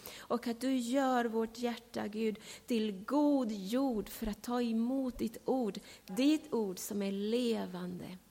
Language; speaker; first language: Swedish; non-native, fluent; Spanish